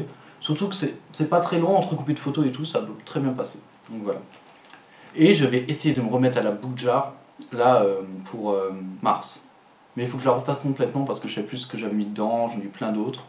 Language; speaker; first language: French; native; French